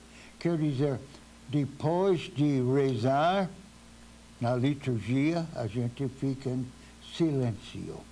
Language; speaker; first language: Portuguese; non-native, fluent; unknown